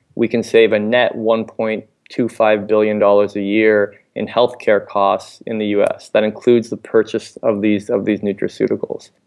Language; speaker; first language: English; native; English